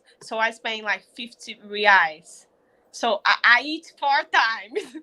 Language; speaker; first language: English; non-native, learner; Portuguese